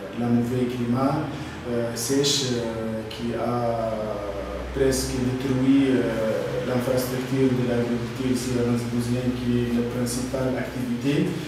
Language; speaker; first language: French; non-native, local second language; Arabic